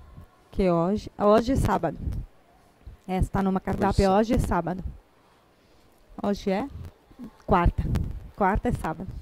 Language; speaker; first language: Portuguese; non-native, fluent; Italian